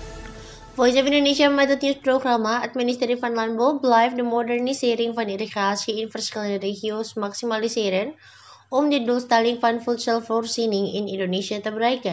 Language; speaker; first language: Dutch; non-native, fluent; Indonesian